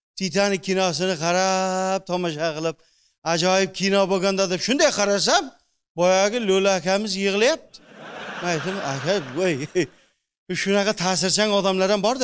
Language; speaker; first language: Uzbek; native; Uzbek